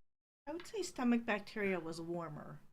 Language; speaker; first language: English; native; English